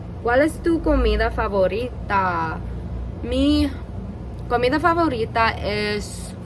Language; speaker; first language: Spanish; early bilingual, heritage; English